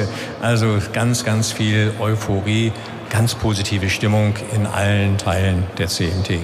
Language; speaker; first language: German; native; German